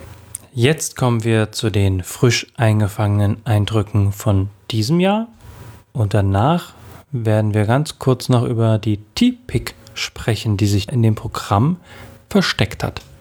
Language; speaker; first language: German; native; German